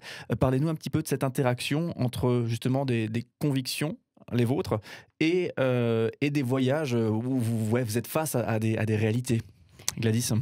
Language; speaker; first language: French; native; French